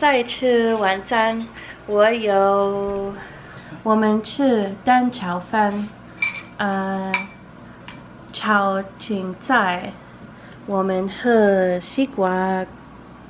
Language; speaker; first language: Chinese; non-native, learner; English